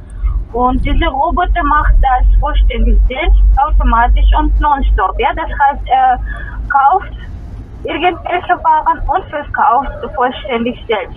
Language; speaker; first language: German; non-native, learner; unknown